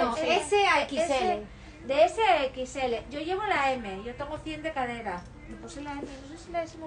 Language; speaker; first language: Spanish; native; Spanish